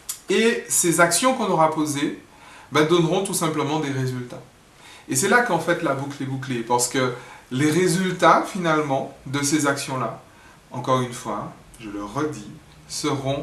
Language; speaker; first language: French; native; French